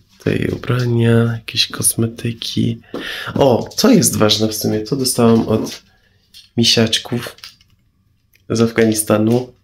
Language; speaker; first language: Polish; non-native, fluent; Persian